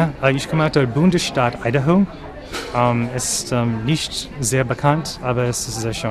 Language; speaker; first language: German; non-native, learner; English